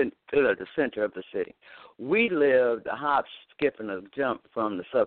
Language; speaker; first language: English; native; English